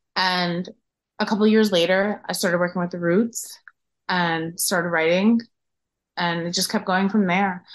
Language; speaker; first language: English; native; English